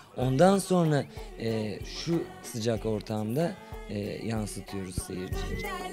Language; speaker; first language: Turkish; native; Turkish